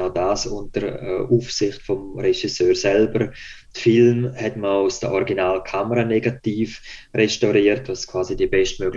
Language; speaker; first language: German; native; German